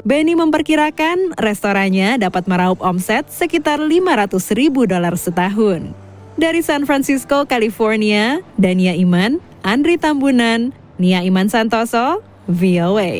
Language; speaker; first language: Indonesian; native; Indonesian